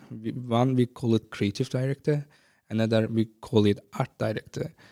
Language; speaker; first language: English; non-native, fluent; Azerbaijani